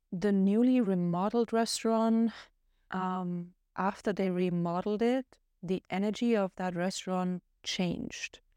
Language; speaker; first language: English; non-native, fluent; German